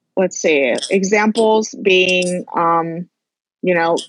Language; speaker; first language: English; native; English